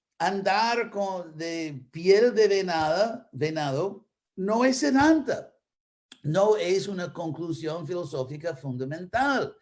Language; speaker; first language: Spanish; non-native, fluent; English